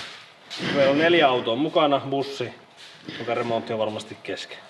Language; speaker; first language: Finnish; native; Finnish